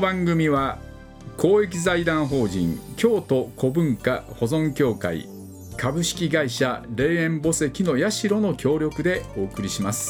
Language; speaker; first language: Japanese; native; Japanese